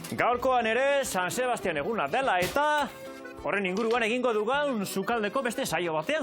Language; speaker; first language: Basque; native; Basque